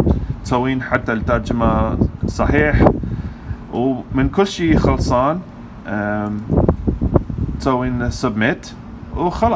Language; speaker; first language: Arabic; non-native, fluent; English